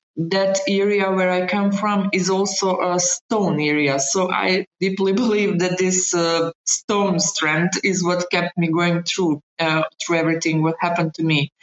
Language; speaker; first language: English; non-native, fluent; Bosnian